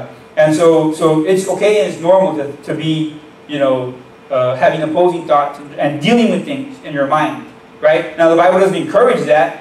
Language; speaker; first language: English; native; English